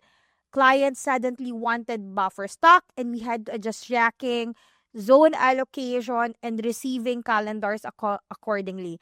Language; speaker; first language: English; non-native, local second language; Filipino